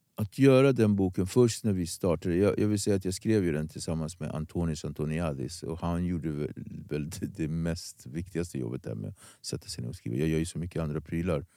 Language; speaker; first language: Swedish; early bilingual, other home language; Kabuverdianu